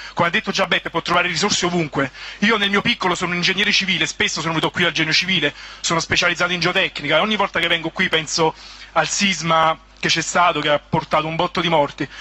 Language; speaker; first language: Italian; native; Italian